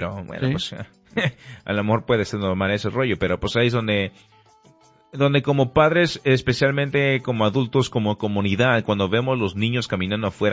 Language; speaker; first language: Spanish; early bilingual, heritage; Spanish